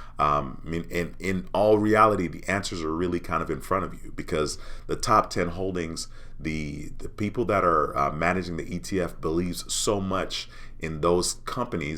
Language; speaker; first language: English; native; English